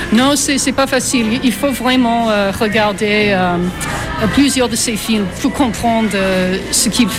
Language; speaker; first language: French; non-native, fluent; English